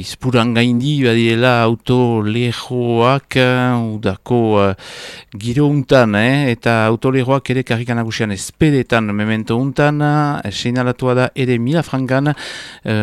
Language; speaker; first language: Basque; native; Basque